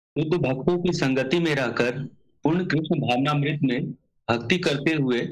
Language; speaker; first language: Hindi; native; Hindi